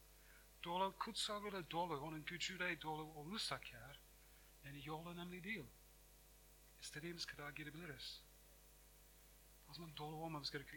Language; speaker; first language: Turkish; non-native, fluent; English